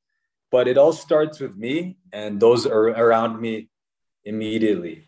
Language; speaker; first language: English; native; English